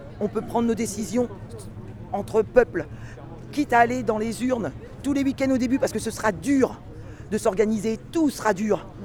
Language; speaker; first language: French; native; French